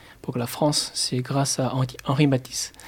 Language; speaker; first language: French; non-native, fluent; Chinese